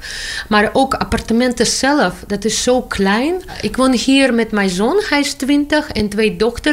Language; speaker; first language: Dutch; non-native, learner; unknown